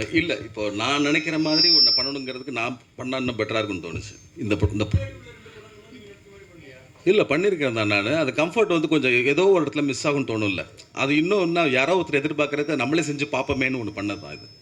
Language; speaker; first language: Tamil; native; Tamil